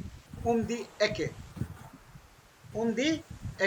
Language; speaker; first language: German; non-native, fluent; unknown